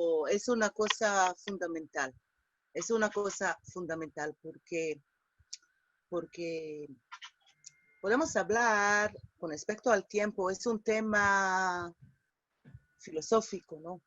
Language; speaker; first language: Spanish; non-native, fluent; Hebrew